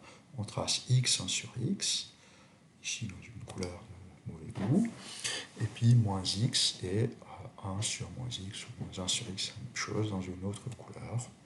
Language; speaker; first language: French; native; French